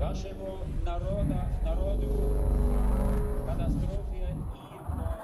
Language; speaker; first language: German; native; German